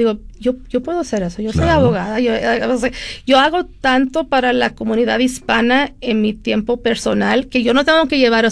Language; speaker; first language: Spanish; early bilingual, heritage; Spanish